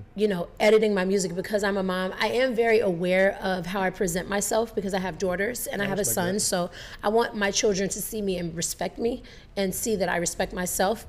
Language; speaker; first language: English; native; English